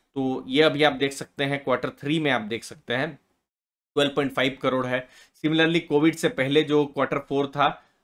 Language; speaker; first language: Hindi; native; Hindi